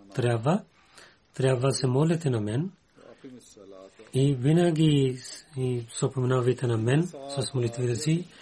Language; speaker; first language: Bulgarian; non-native, learner; Urdu